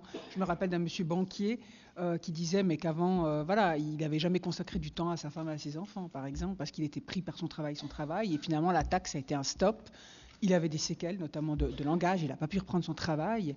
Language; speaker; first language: French; native; French